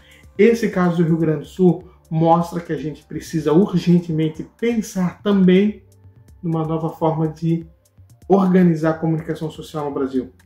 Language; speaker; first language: Portuguese; native; Portuguese